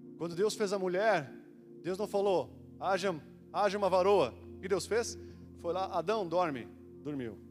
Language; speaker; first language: Portuguese; native; Portuguese